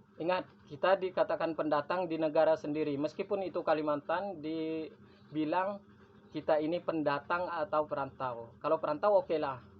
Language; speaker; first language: Indonesian; non-native, local second language; Madurese